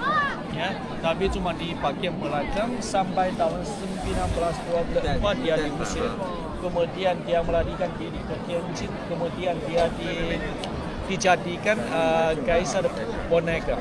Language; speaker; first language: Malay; non-native, fluent; Chinese